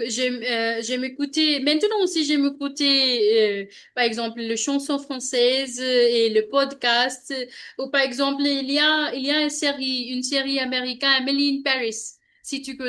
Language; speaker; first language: French; non-native, learner; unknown